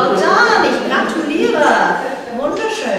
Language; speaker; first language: German; non-native, fluent; English